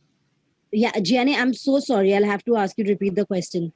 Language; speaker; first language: English; non-native, local second language; Hindi